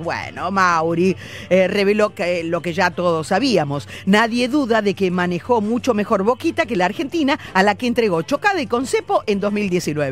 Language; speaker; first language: Spanish; native; Spanish